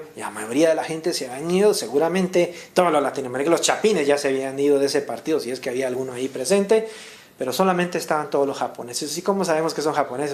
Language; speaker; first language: Spanish; native; Spanish